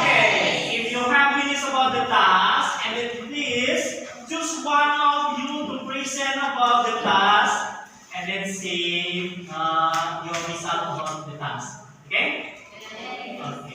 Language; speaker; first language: English; non-native, learner; Indonesian